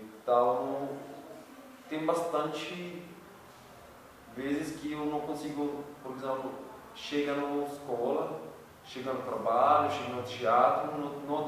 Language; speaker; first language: Portuguese; non-native, learner; Arabic